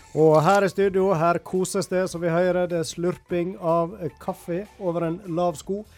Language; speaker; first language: Norwegian; native; Norwegian